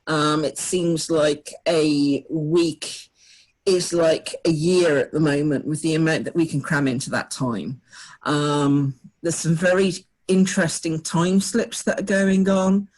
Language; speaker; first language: English; native; English